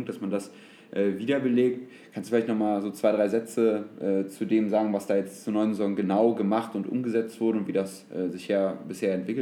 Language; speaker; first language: German; native; German